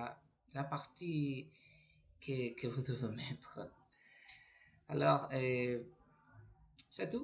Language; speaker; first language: French; non-native, learner; Spanish